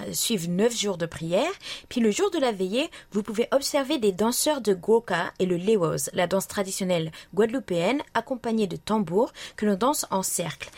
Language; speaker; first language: French; native; French